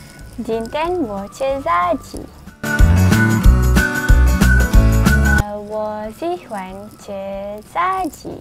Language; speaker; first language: Chinese; non-native, learner; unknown